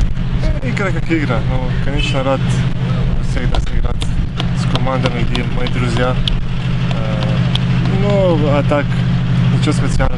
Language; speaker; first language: Russian; non-native, learner; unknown